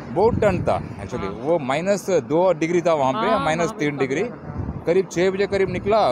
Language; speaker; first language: Hindi; non-native, local second language; Tamil